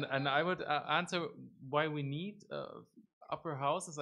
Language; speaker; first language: English; non-native, fluent; German